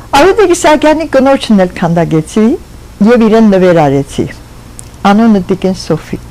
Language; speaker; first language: Armenian; early bilingual, other home language; French